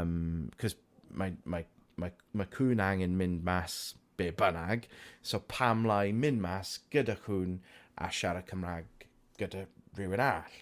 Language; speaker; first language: Welsh; non-native, local second language; English